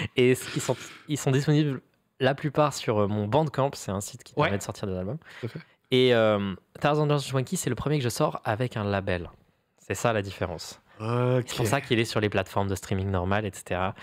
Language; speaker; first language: French; native; French